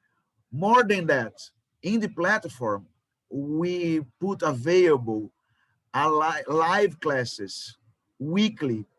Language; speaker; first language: English; non-native, learner; Portuguese